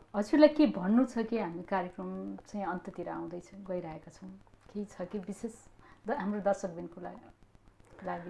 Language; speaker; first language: Nepali; native; Nepali